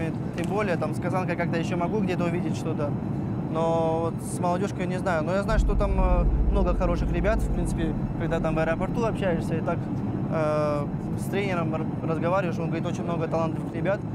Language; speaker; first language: Russian; native; Russian